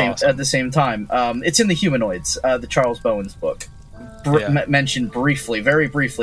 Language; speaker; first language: English; native; English